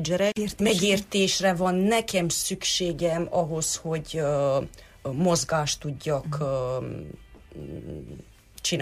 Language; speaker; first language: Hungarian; non-native, local second language; Romanian